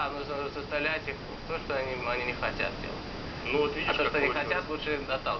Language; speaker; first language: Russian; early bilingual, heritage; Russian